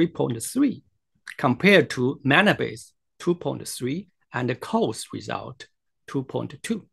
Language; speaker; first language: English; non-native, fluent; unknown